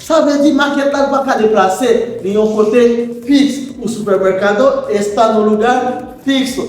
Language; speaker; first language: Portuguese; non-native, local second language; Haitian Creole